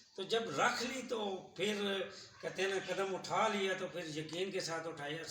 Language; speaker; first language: Urdu; non-native, local second language; Punjabi